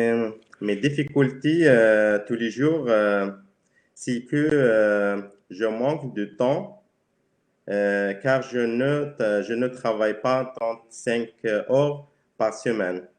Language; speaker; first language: French; non-native, learner; Spanish